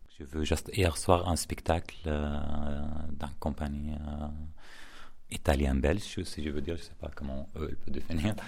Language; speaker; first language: French; non-native, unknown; Arabic